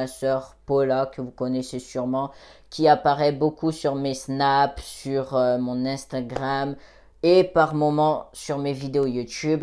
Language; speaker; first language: French; native; French